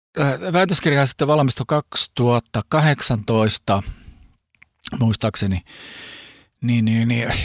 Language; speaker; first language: Finnish; early bilingual, heritage; Finnish